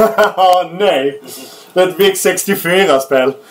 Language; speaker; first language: Swedish; native; Swedish